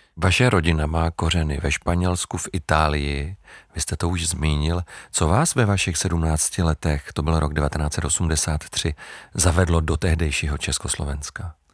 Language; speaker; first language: Czech; native; Czech